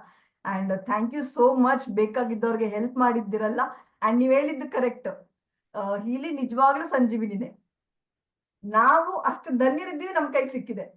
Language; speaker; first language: Kannada; native; Kannada